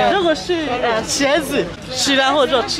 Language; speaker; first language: Chinese; non-native, fluent; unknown